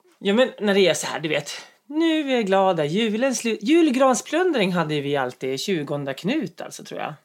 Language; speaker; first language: Swedish; native; Swedish